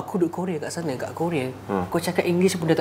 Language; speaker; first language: Malay; native; Malay